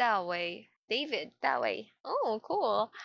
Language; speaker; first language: Chinese; non-native, learner; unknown